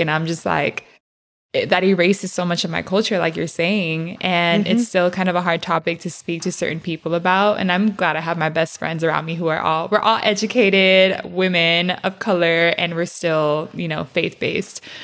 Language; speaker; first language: English; early bilingual, other home language; Spanish